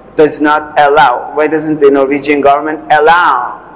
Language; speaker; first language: English; non-native, fluent; Persian